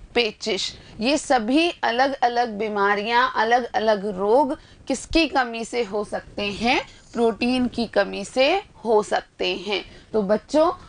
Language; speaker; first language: Hindi; native; Hindi